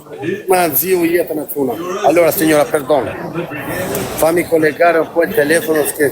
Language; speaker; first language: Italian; non-native, fluent; Albanian